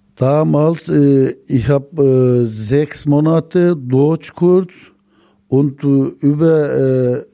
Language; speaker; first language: German; non-native, fluent; Turkish